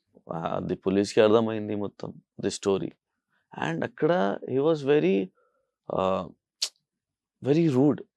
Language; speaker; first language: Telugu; non-native, local second language; Urdu